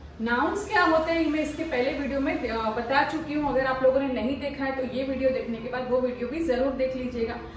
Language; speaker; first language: Hindi; non-native, local second language; Marathi